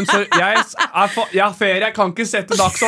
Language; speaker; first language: Norwegian; native; Norwegian